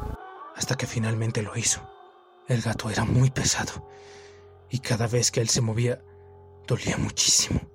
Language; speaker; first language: Spanish; native; Spanish